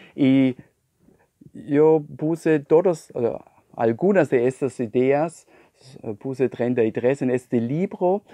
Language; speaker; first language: Spanish; non-native, fluent; German